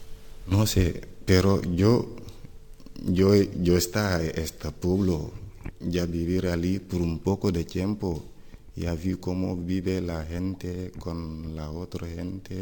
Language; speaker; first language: Spanish; non-native, learner; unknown